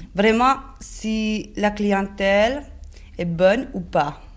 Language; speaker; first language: French; non-native, fluent; Spanish